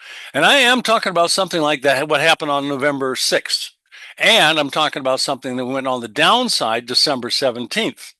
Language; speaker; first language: English; native; English